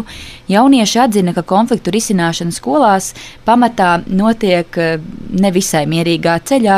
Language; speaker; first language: Latvian; native; Latvian